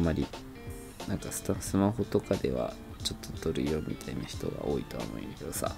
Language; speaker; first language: Japanese; native; Japanese